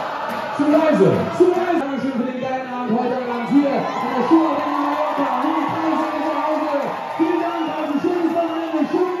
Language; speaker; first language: German; native; German